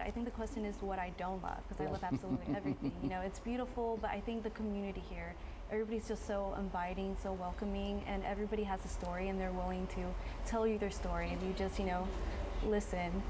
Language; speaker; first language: English; early bilingual, other home language; Spanish